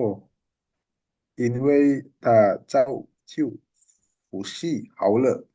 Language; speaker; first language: Chinese; non-native, learner; Indonesian